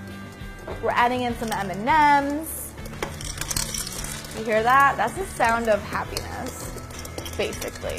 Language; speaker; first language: English; native; English